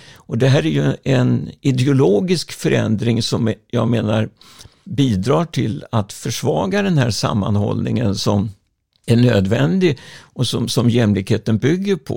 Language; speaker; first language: Swedish; native; Swedish